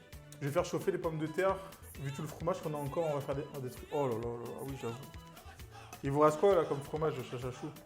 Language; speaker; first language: French; native; French